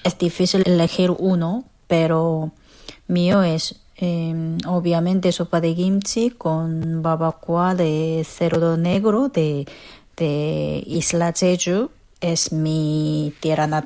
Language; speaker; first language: Spanish; non-native, fluent; Korean